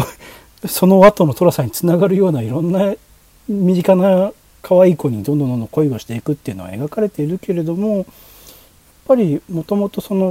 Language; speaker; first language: Japanese; native; Japanese